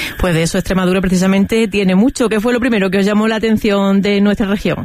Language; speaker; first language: Spanish; native; Spanish